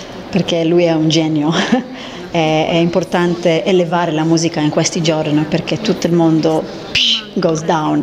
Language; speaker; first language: Italian; non-native, learner; English